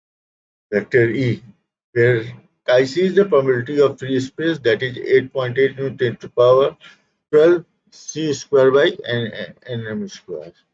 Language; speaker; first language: English; non-native, local second language; Hindi